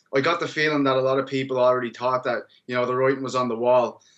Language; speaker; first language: English; native; English